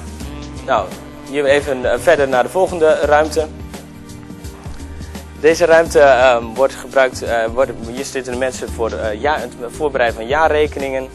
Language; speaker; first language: Dutch; native; Dutch